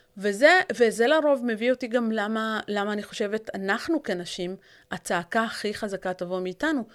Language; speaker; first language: Hebrew; non-native, local second language; Arabic